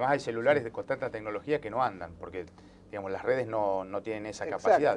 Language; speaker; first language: Spanish; native; Spanish